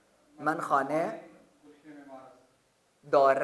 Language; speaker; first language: Persian; non-native, fluent; Urdu